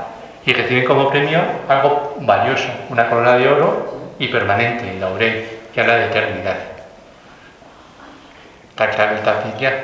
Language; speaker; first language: Spanish; native; Spanish